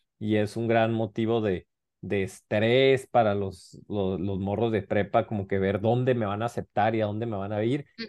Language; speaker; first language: Spanish; native; Spanish